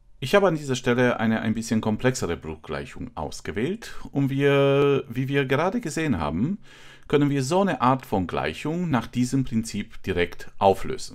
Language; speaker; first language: German; non-native, fluent; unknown